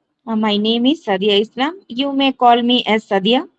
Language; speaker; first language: English; non-native, learner; Bangla